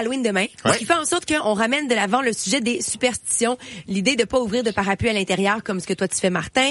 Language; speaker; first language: French; native; French